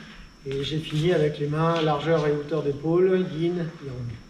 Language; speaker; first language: French; native; French